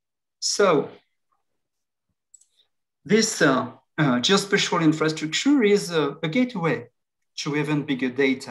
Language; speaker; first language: English; non-native, fluent; French